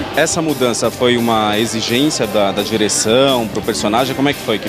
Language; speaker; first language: Portuguese; native; Portuguese